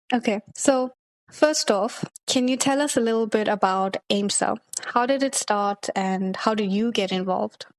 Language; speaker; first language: English; early bilingual, other home language; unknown